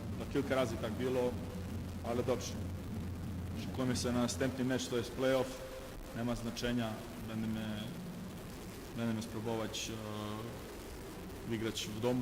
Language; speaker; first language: Polish; non-native, learner; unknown